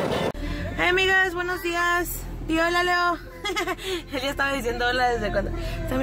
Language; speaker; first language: Spanish; native; Spanish